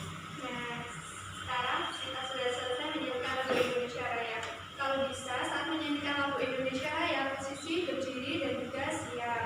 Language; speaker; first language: Indonesian; native; Indonesian